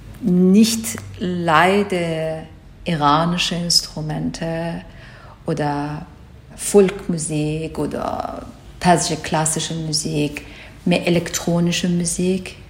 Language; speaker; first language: German; non-native, learner; Persian